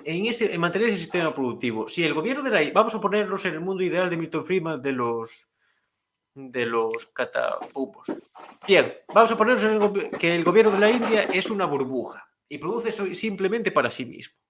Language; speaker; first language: Spanish; native; Spanish